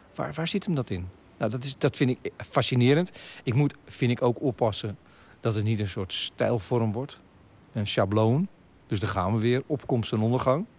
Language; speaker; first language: Dutch; native; Dutch